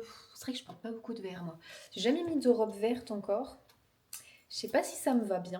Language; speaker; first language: French; native; French